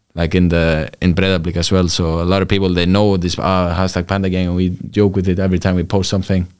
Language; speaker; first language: English; non-native, fluent; Icelandic